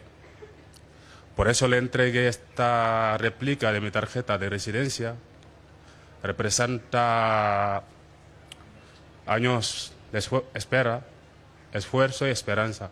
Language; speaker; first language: Spanish; non-native, fluent; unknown